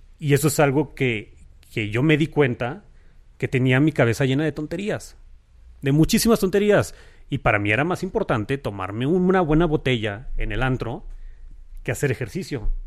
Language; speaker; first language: Spanish; native; Spanish